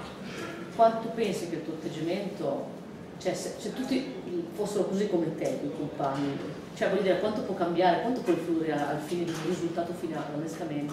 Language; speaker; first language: Italian; native; Italian